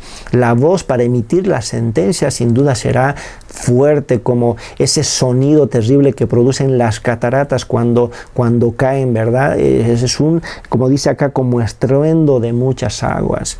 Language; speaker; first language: Spanish; native; Spanish